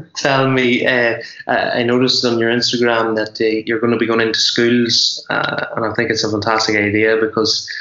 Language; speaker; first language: English; native; English